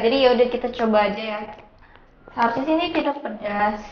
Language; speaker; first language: Indonesian; early bilingual, other home language; Japanese